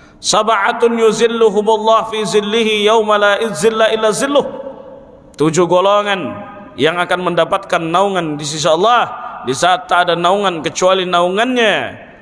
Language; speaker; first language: Malay; non-native, local second language; Banjar